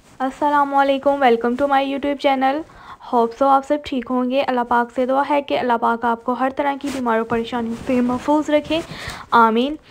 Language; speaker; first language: Urdu; native; Urdu